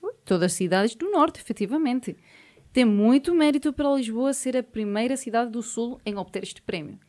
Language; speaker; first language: Portuguese; native; Portuguese